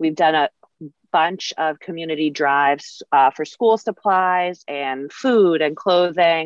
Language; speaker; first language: English; native; English